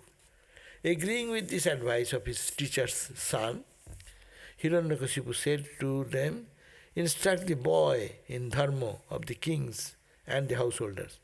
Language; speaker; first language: English; non-native, local second language; Bangla